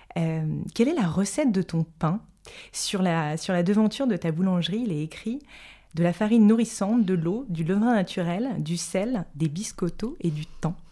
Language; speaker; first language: French; native; French